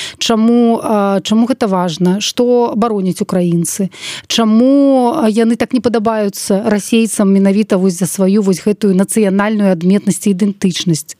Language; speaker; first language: Belarusian; non-native, local second language; Russian